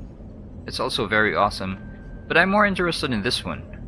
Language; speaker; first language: English; native; English